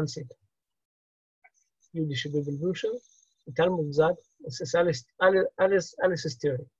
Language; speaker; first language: German; non-native, learner; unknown